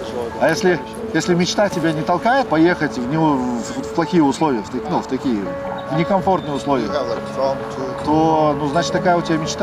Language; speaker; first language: Russian; native; Russian